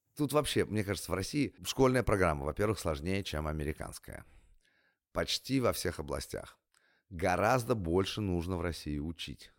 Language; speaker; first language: Russian; native; Russian